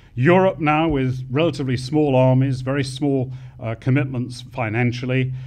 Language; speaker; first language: English; native; English